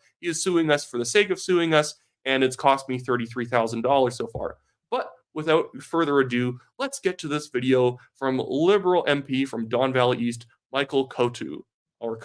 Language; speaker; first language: English; native; English